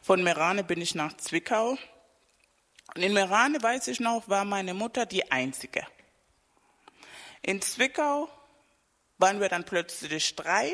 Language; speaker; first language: German; non-native, fluent; Spanish